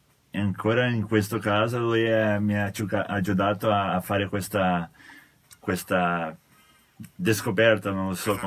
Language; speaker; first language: Italian; non-native, fluent; Portuguese